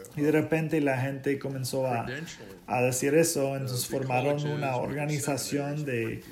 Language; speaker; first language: Spanish; non-native, fluent; English